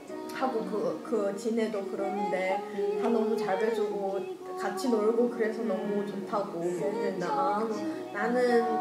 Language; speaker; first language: Korean; non-native, learner; Chinese